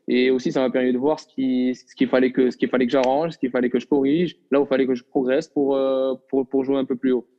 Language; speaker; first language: French; non-native, local second language; Arabic